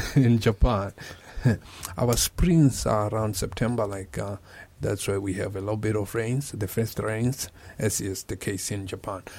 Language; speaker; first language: English; non-native, local second language; Tswana